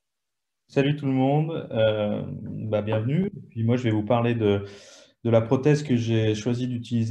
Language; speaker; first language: French; native; French